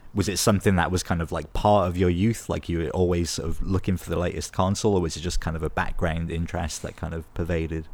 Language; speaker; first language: English; native; English